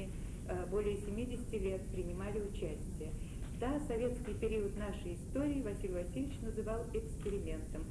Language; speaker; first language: Russian; native; Russian